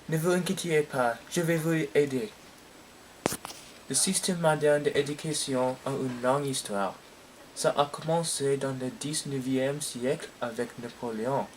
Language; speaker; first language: French; non-native, learner; English